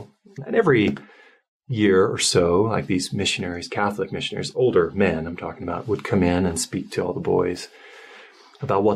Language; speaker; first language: English; native; English